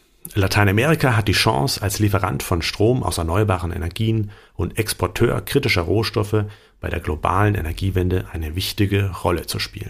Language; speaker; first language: German; native; German